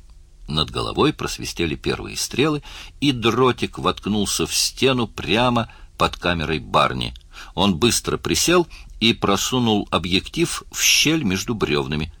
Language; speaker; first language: Russian; native; Russian